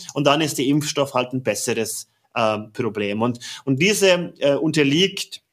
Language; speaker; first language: German; non-native, fluent; Norwegian